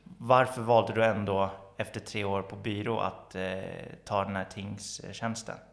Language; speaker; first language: Swedish; native; Swedish